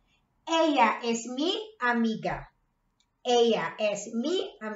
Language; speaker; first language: Spanish; non-native, fluent; Filipino